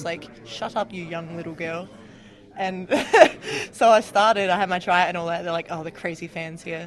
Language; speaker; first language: English; native; English